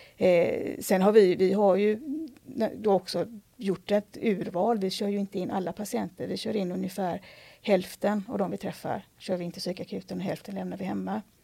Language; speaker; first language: Swedish; native; Swedish